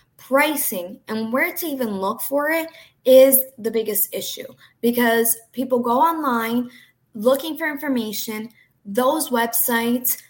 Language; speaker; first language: English; early bilingual, other home language; Portuguese